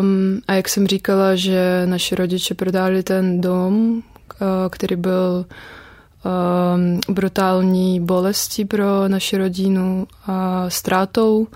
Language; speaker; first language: Czech; non-native, fluent; Russian